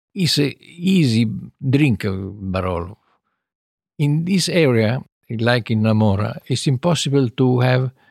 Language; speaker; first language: English; non-native, fluent; Italian